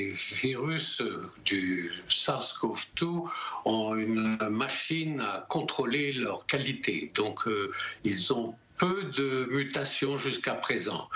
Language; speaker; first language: French; native; French